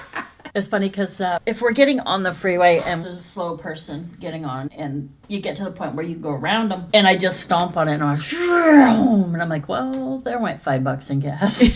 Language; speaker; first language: English; native; English